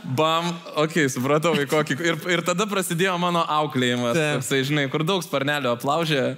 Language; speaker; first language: Lithuanian; native; Lithuanian